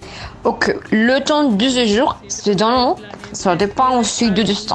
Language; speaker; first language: French; non-native, learner; Spanish